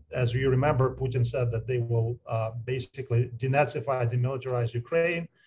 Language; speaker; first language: English; non-native, fluent; Ukrainian